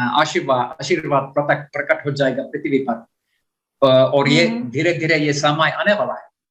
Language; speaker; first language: Hindi; non-native, learner; Finnish